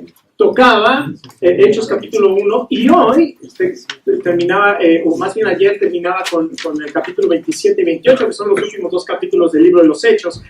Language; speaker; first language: Spanish; native; Spanish